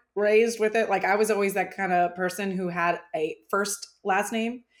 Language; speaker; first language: English; early bilingual, other home language; German